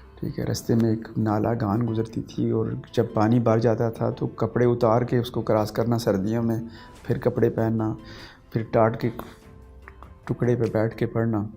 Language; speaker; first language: Urdu; non-native, local second language; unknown